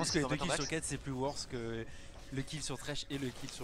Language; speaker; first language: French; native; French